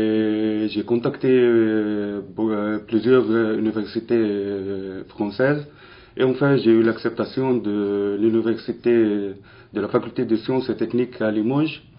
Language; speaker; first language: French; non-native, local second language; Arabic